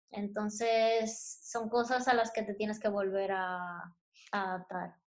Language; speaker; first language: Spanish; native; Spanish